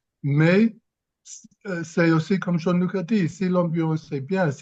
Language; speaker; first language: French; non-native, fluent; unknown